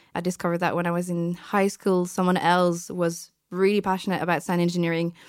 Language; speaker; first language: English; non-native, fluent; French